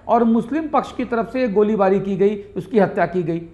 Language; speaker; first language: Hindi; native; Hindi